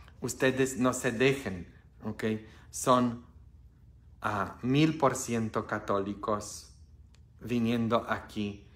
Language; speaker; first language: Spanish; non-native, fluent; Polish